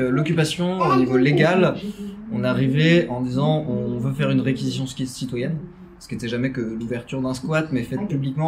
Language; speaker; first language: French; native; French